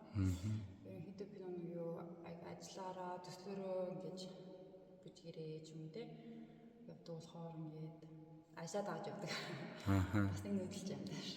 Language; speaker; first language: Mongolian; early bilingual, heritage; Mongolian